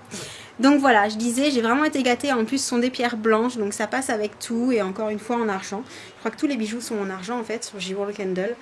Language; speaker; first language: French; native; French